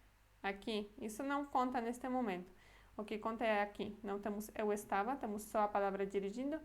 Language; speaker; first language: Portuguese; non-native, fluent; Polish